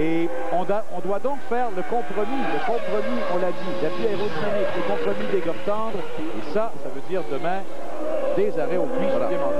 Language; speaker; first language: French; native; French